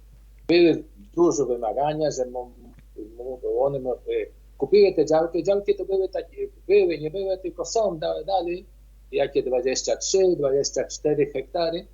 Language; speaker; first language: Polish; early bilingual, heritage; Polish